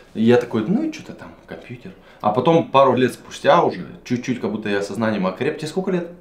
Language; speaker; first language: Russian; native; Russian